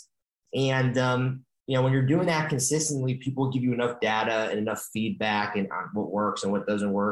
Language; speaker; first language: English; native; English